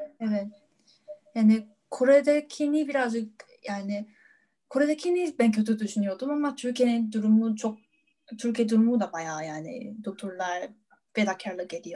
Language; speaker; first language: Turkish; non-native, fluent; Korean